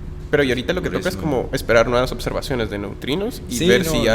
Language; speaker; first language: Spanish; native; Spanish